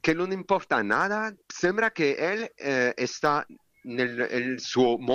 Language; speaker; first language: Spanish; non-native, learner; French